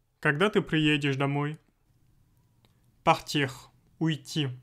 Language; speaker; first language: Russian; non-native, fluent; French